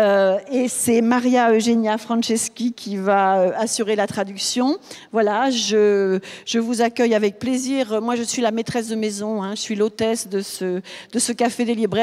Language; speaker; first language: French; native; French